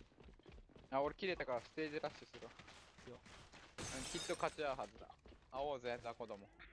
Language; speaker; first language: Japanese; native; Japanese